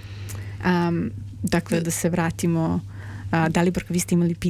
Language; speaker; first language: Croatian; native; Croatian